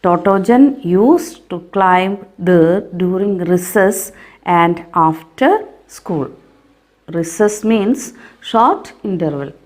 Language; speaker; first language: English; non-native, local second language; Malayalam